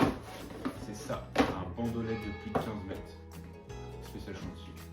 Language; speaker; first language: French; native; French